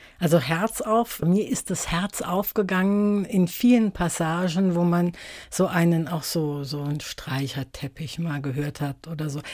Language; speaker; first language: German; native; German